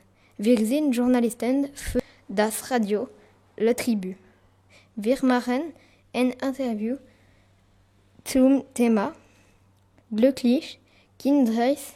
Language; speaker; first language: German; non-native, learner; French